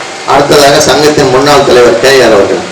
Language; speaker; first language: Tamil; native; Tamil